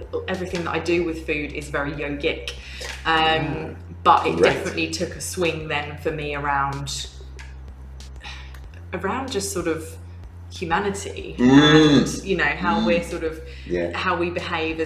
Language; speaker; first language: English; native; English